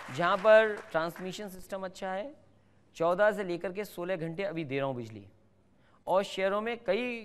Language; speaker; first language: Hindi; native; Hindi